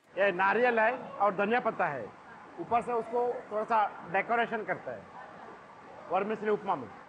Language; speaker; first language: Hindi; non-native, local second language; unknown